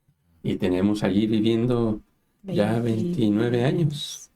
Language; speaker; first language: Spanish; native; Spanish